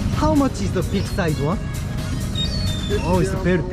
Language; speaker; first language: English; non-native, learner; Korean